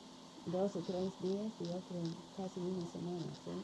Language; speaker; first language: Spanish; non-native, learner; English